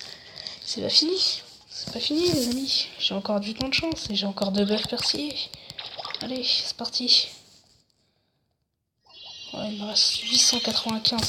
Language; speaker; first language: French; native; French